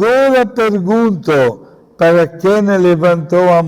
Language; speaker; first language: Portuguese; non-native, fluent; Italian